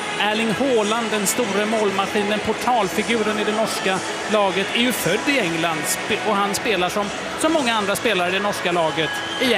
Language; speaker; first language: Swedish; native; Swedish